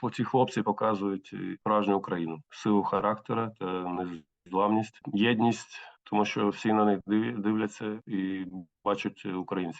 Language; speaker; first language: Ukrainian; non-native, local second language; Russian